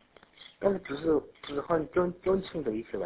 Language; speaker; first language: Chinese; non-native, learner; Korean